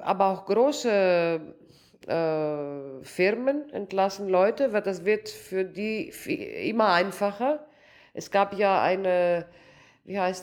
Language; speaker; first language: German; non-native, local second language; Greek